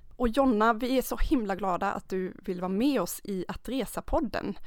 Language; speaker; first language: Swedish; native; Swedish